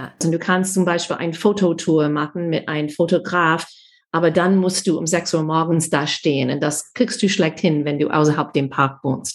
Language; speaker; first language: German; non-native, fluent; English